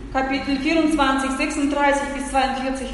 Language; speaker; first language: German; non-native, fluent; Russian